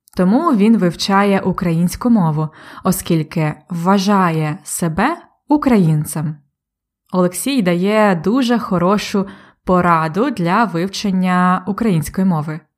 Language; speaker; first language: Ukrainian; native; Ukrainian